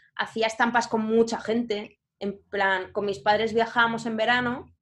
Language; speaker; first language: Spanish; native; Spanish